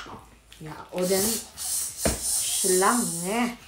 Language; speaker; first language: Norwegian; non-native, learner; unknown